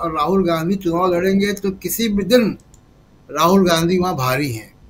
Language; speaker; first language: Hindi; native; Hindi